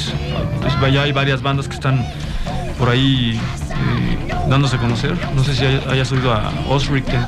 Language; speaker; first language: Spanish; native; Spanish